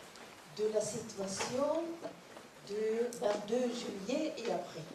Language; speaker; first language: French; non-native, learner; Norwegian